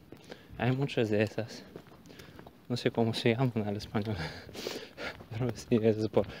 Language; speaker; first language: Spanish; non-native, learner; Bulgarian